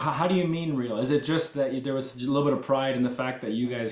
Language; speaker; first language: English; native; English